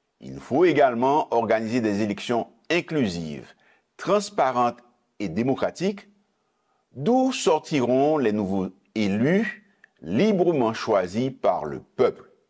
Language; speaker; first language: French; non-native, local second language; Haitian Creole